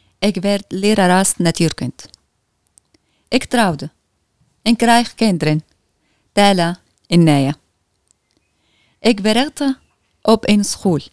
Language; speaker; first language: Dutch; non-native, learner; Arabic